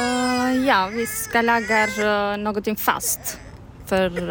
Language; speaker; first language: Swedish; non-native, learner; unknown